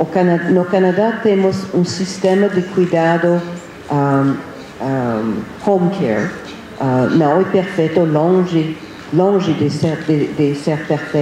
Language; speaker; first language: Portuguese; non-native, fluent; English